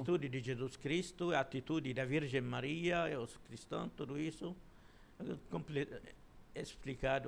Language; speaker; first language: Portuguese; non-native, fluent; Arabic